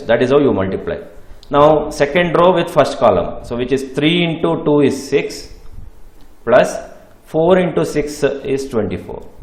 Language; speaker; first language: English; non-native, local second language; Kannada